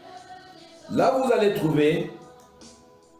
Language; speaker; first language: French; non-native, local second language; Swahili